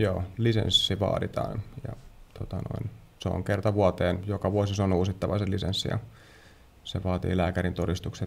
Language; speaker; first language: Finnish; native; Finnish